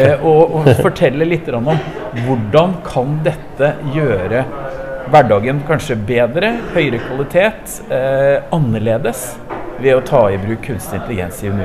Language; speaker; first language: Norwegian; native; Norwegian